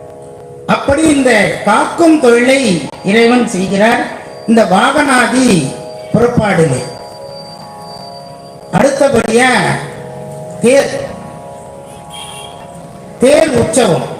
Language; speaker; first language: Tamil; native; Tamil